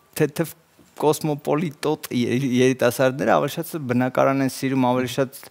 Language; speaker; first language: Armenian; native; Armenian